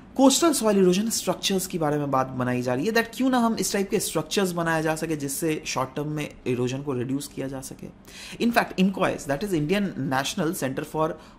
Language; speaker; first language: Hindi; non-native, local second language; Assamese